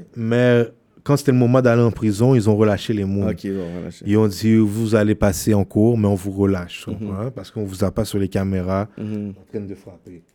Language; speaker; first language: French; native; French